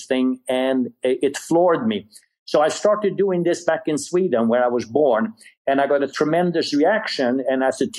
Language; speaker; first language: English; non-native, fluent; Swedish